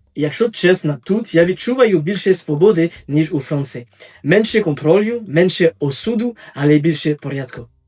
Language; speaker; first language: Ukrainian; non-native, fluent; French